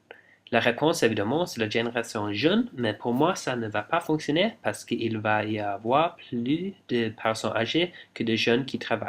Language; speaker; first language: French; non-native, fluent; English